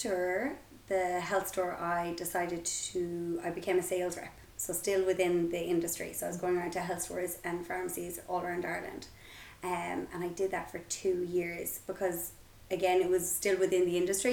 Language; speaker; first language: English; native; English